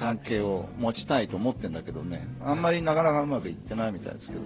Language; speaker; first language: Japanese; native; Japanese